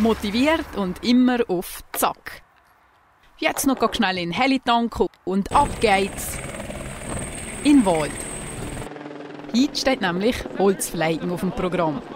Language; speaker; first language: German; native; German